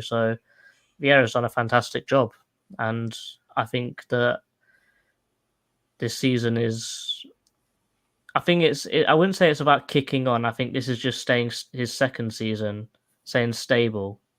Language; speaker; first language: English; native; English